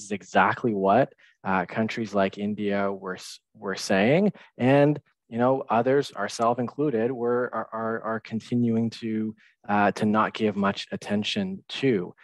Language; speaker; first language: English; native; English